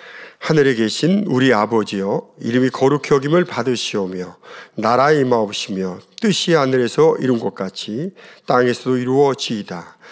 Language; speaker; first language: Korean; native; Korean